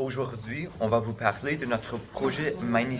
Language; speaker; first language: French; non-native, local second language; English